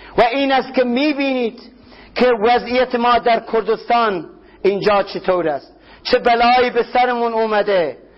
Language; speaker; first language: Persian; non-native, local second language; Kurdish